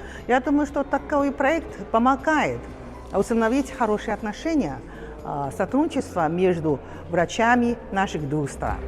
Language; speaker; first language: Russian; non-native, fluent; Chinese